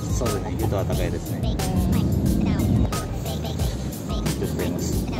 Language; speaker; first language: Japanese; non-native, fluent; Indonesian